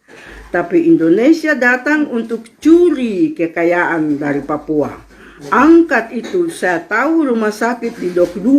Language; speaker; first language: Indonesian; non-native, local second language; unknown